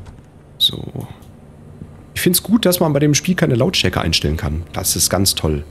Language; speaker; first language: German; native; German